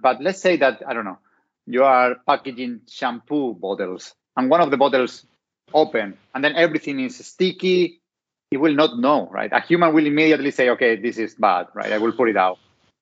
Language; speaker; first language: English; non-native, fluent; Spanish